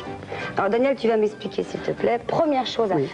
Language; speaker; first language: French; native; French